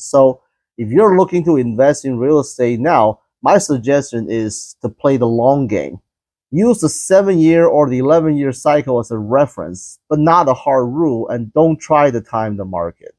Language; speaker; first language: English; non-native, fluent; Chinese